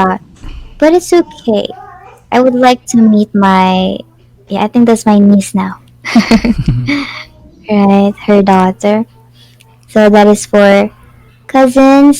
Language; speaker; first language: English; non-native, fluent; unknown